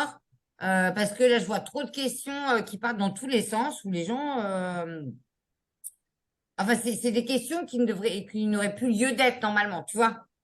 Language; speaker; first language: French; native; French